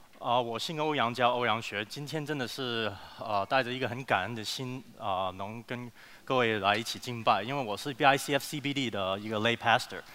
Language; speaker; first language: Chinese; early bilingual, heritage; Chinese